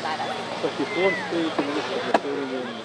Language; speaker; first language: Russian; native; Russian